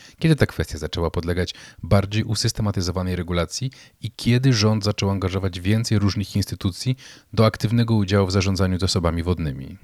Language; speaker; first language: Polish; native; Polish